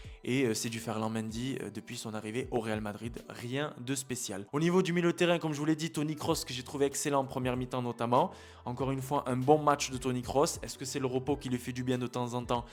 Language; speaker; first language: French; native; French